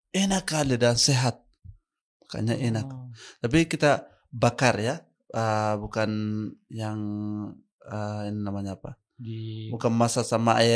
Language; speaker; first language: Indonesian; non-native, learner; Arabic